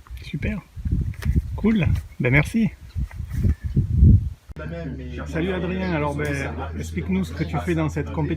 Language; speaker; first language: French; native; French